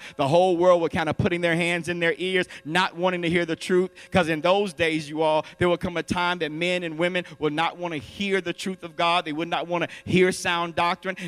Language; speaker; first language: English; native; English